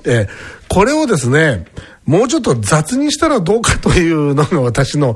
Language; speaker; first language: Japanese; native; Japanese